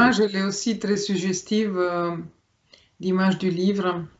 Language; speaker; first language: French; non-native, fluent; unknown